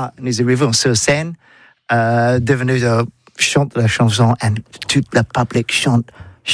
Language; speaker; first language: French; non-native, learner; English